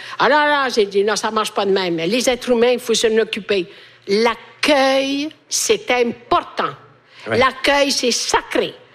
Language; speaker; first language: French; non-native, fluent; Italian